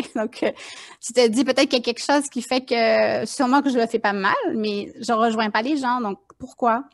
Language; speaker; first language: French; native; French